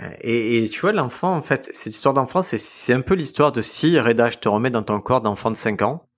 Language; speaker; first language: French; native; French